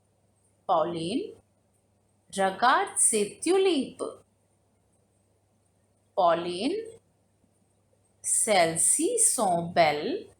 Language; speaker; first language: French; non-native, fluent; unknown